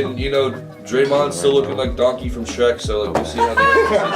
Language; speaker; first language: English; native; English